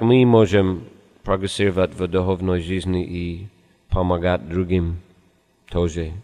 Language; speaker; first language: Russian; non-native, fluent; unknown